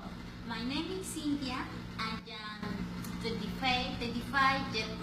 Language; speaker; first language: English; non-native, learner; Spanish